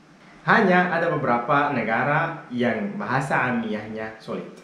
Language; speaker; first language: Indonesian; non-native, fluent; Arabic